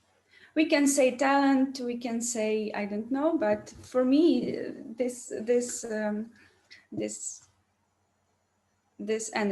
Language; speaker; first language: English; non-native, learner; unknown